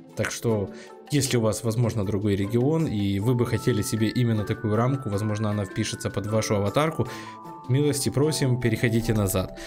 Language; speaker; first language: Russian; native; Russian